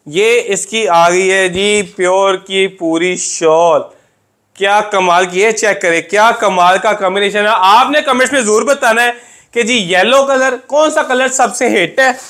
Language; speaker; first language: Urdu; non-native, local second language; Punjabi